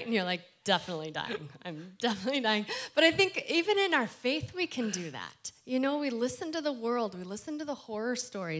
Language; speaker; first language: English; native; English